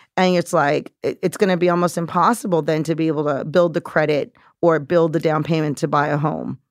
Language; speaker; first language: English; native; English